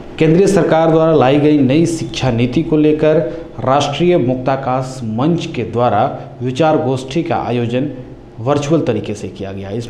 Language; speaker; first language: Hindi; native; Hindi